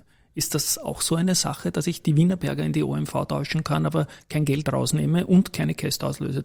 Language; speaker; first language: German; native; German